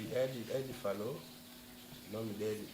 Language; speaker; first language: Portuguese; non-native, learner; Lingala